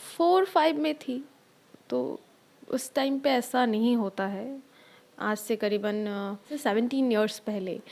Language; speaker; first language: Hindi; non-native, local second language; Bangla